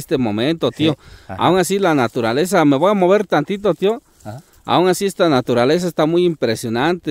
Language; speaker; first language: Spanish; native; Spanish